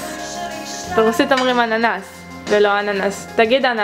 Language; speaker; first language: Russian; early bilingual, heritage; Russian